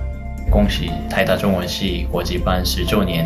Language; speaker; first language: Chinese; non-native, fluent; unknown